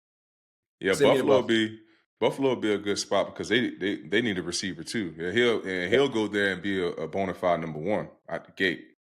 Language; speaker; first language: English; native; English